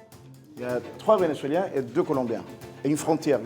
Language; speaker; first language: French; non-native, fluent; Spanish